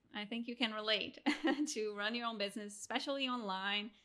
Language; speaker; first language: English; non-native, fluent; Portuguese